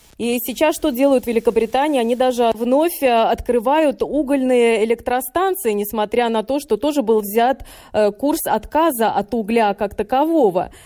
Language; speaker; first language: Russian; native; Russian